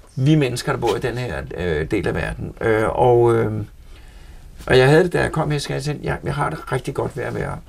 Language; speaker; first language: Danish; native; Danish